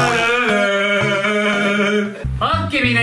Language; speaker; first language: Japanese; native; Japanese